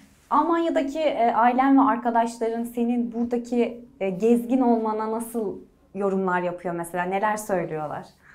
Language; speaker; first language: Turkish; native; Turkish